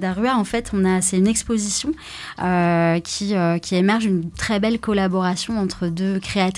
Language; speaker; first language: French; native; French